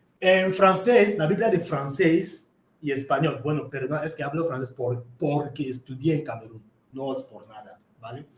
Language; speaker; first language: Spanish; non-native, fluent; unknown